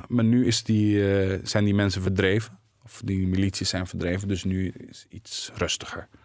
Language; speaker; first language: Dutch; early bilingual, other home language; Arabic